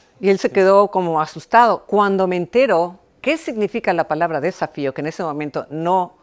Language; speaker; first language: Spanish; early bilingual, heritage; Spanish